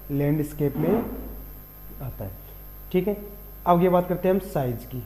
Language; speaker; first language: Hindi; native; Hindi